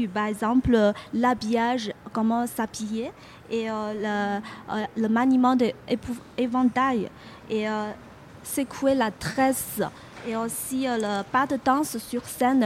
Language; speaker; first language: French; non-native, fluent; Chinese